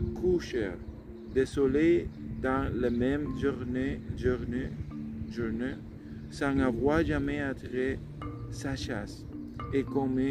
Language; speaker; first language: French; non-native, learner; Spanish